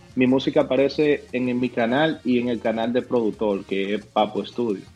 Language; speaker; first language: Spanish; native; Spanish